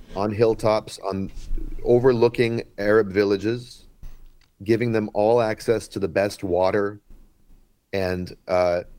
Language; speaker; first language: English; native; English